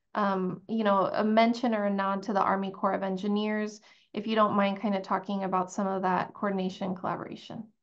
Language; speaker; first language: English; early bilingual, other home language; Spanish